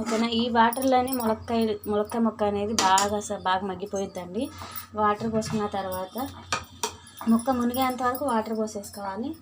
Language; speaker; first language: Telugu; native; Telugu